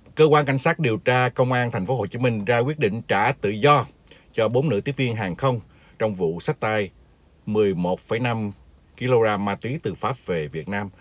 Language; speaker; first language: Vietnamese; native; Vietnamese